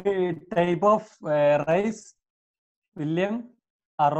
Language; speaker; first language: English; non-native, local second language; Hindi